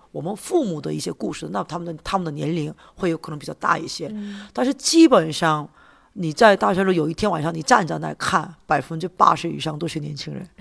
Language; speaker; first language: Chinese; non-native, fluent; Korean